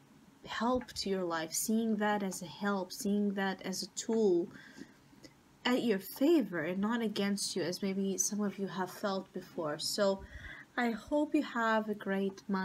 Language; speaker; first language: English; non-native, fluent; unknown